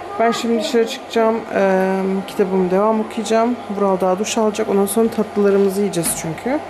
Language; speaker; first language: Turkish; early bilingual, heritage; Turkish